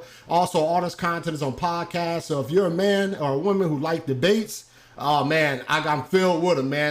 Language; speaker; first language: English; native; English